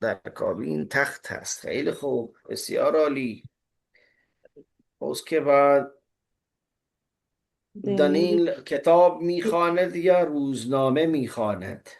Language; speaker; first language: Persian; non-native, fluent; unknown